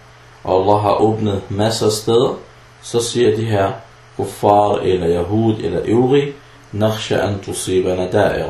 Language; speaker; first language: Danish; early bilingual, other home language; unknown